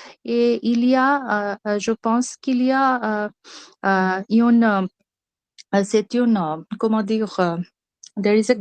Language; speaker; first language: French; non-native, learner; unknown